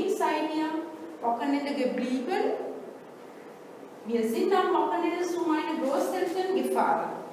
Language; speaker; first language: German; non-native, fluent; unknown